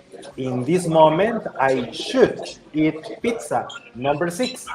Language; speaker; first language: English; non-native, fluent; Spanish